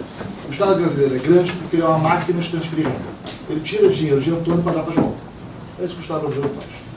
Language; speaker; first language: Portuguese; native; Portuguese